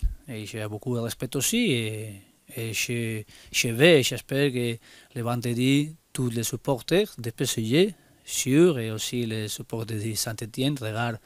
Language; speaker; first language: French; non-native, learner; Spanish